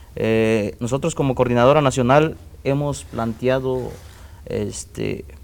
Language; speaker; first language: Spanish; non-native, local second language; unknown